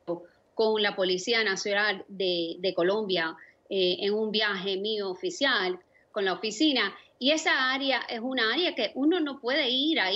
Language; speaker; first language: Spanish; early bilingual, other home language; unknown